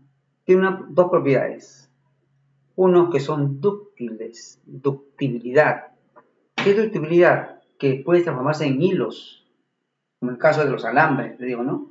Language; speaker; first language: Spanish; native; Spanish